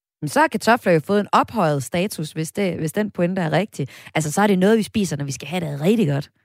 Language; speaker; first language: Danish; native; Danish